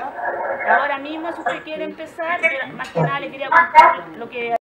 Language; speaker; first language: Spanish; native; Spanish